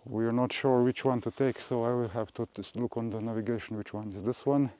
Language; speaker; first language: English; non-native, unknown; Slovenian